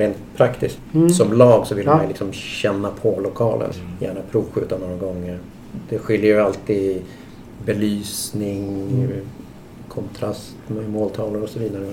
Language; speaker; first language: Swedish; native; Swedish